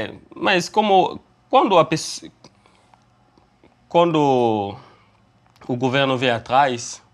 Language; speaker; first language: Portuguese; non-native, fluent; French